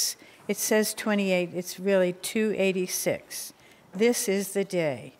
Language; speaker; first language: English; native; English